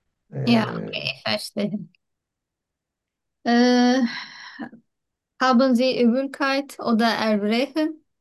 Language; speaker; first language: German; non-native, learner; Turkish